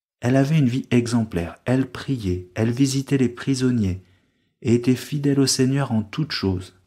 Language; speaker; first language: French; native; French